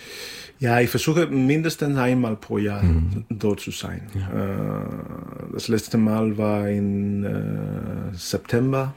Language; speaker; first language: German; non-native, fluent; Spanish